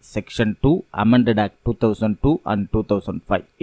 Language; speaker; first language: English; non-native, local second language; Tamil